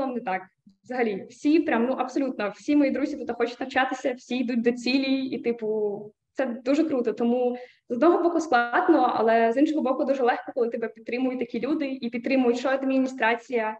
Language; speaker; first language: Ukrainian; native; Ukrainian